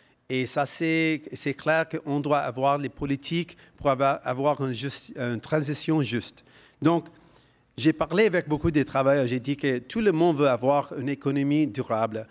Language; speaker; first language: French; non-native, fluent; Punjabi